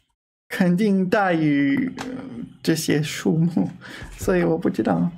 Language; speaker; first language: Chinese; non-native, fluent; English